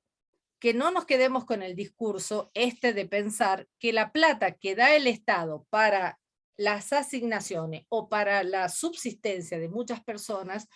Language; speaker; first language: Spanish; native; Spanish